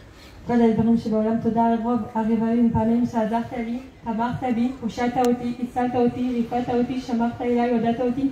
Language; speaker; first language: Hebrew; non-native, fluent; French